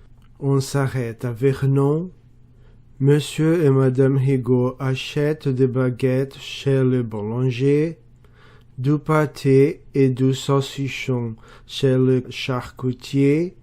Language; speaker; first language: French; non-native, learner; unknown